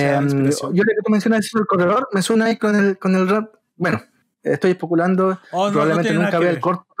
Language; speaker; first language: Spanish; native; Spanish